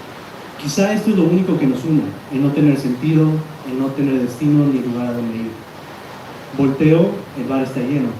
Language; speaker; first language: Spanish; native; Spanish